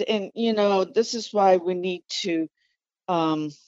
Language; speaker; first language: English; non-native, fluent; Spanish